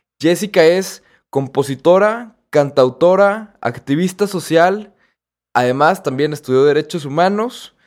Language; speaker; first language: Spanish; native; Spanish